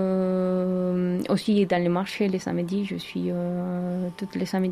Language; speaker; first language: French; non-native, learner; Spanish